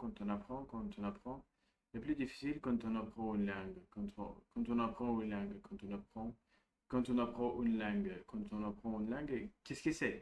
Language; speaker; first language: French; non-native, learner; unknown